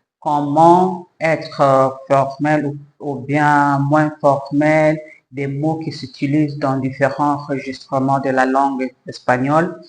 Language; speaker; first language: French; non-native, learner; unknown